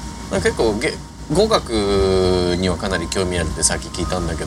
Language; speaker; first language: Japanese; native; Japanese